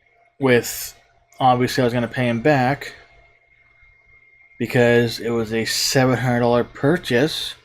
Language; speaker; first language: English; native; English